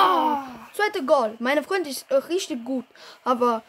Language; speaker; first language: German; non-native, learner; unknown